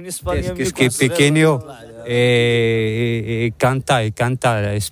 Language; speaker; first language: Spanish; non-native, learner; Arabic